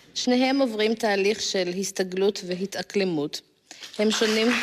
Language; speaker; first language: Hebrew; native; Hebrew